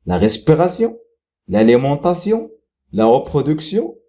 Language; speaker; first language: French; non-native, local second language; Arabic